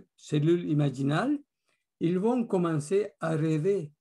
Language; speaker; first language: French; non-native, fluent; Spanish